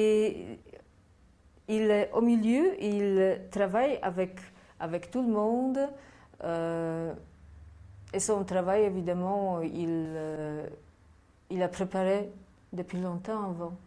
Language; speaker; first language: French; non-native, fluent; Polish